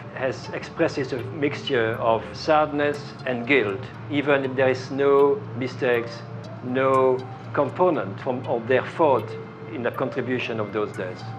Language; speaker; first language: English; non-native, fluent; French